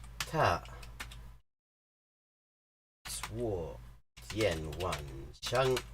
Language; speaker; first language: Chinese; non-native, learner; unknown